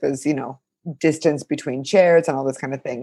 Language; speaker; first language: English; native; English